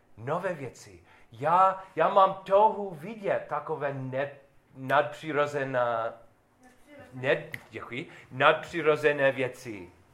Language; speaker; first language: Czech; non-native, learner; English